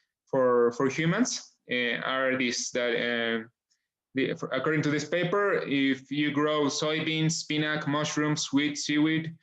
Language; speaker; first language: English; non-native, fluent; Spanish